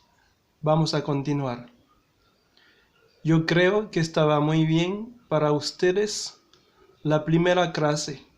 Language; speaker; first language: Spanish; non-native, learner; Haitian Creole